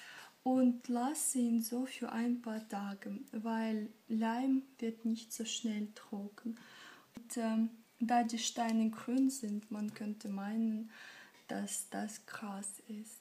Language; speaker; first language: German; non-native, fluent; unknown